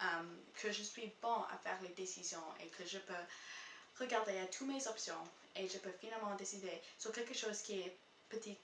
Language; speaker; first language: French; non-native, local second language; English